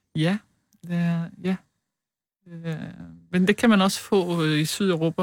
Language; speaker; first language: Danish; non-native, fluent; Portuguese